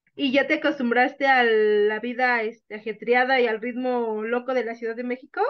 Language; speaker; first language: Spanish; native; Spanish